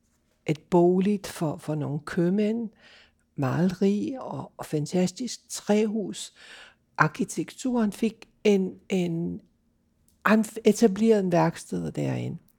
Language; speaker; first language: Danish; non-native, fluent; English